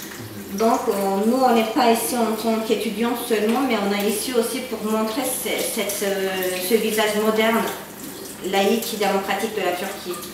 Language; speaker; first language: French; non-native, fluent; Turkish